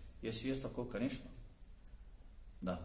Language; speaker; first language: Russian; non-native, learner; Azerbaijani